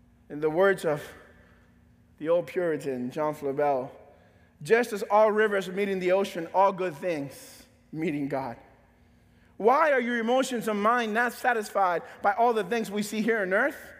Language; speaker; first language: English; native; English